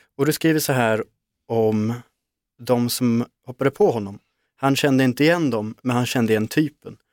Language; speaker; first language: Swedish; native; Swedish